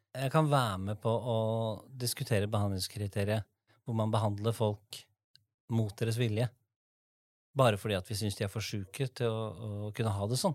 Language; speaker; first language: Norwegian; native; Norwegian